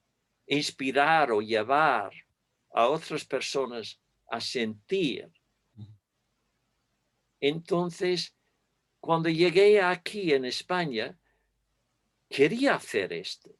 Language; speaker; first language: Spanish; non-native, fluent; English